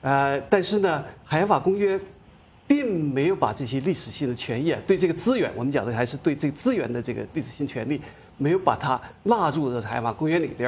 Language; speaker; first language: Chinese; native; Chinese